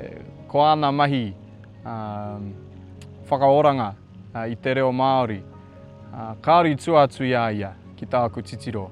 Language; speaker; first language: Māori; non-native, local second language; English